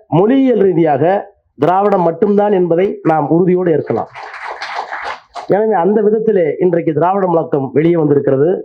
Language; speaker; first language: Tamil; native; Tamil